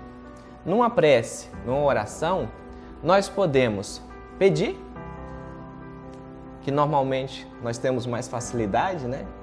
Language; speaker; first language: Portuguese; native; Portuguese